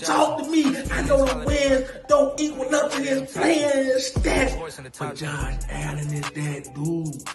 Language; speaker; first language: English; native; English